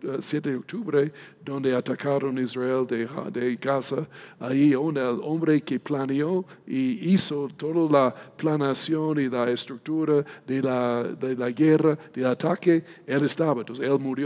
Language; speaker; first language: Spanish; non-native, fluent; English